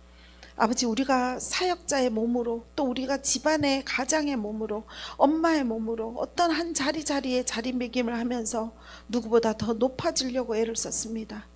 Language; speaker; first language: Korean; native; Korean